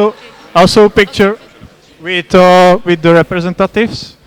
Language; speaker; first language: English; non-native, fluent; Czech